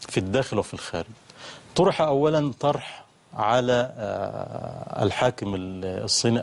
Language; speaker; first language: Arabic; native; Arabic